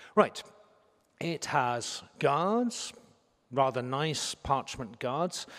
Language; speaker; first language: English; native; English